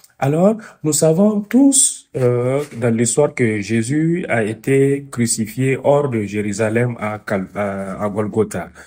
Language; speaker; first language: French; non-native, fluent; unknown